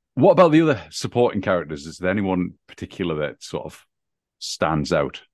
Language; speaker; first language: English; native; English